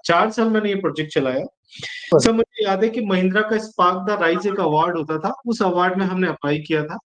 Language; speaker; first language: Hindi; native; Hindi